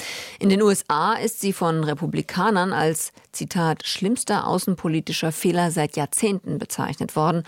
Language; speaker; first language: German; native; German